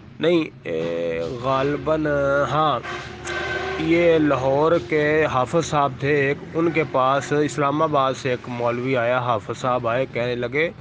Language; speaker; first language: Urdu; non-native, local second language; Punjabi